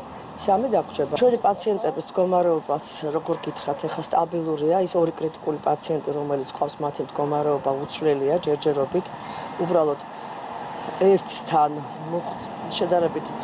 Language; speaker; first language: Georgian; native; Georgian